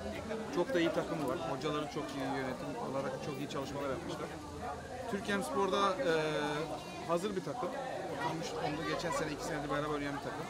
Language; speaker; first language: Turkish; early bilingual, other home language; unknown